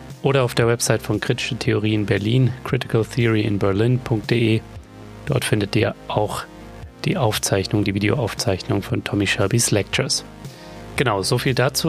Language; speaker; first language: German; native; German